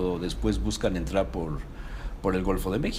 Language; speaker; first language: Spanish; native; Spanish